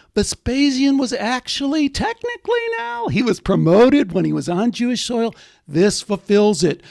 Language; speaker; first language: English; native; English